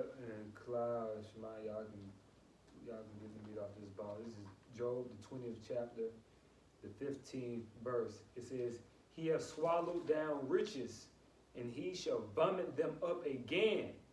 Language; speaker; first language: English; native; English